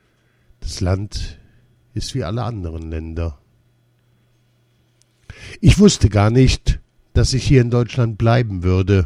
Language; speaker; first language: German; early bilingual, other home language; Lithuanian